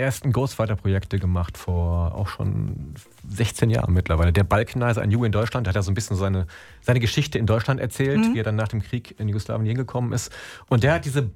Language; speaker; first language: German; native; German